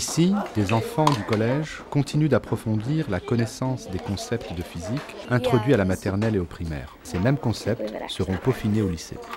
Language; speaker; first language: French; native; French